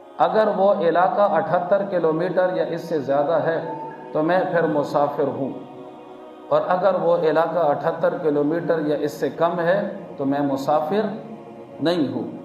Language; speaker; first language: Urdu; non-native, local second language; Pashto